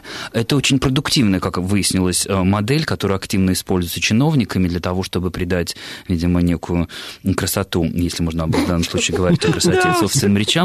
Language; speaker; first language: Russian; native; Russian